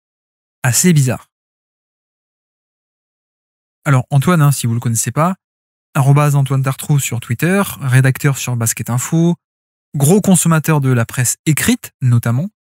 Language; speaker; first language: French; native; French